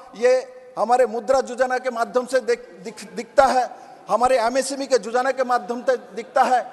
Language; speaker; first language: Hindi; non-native, local second language; Bangla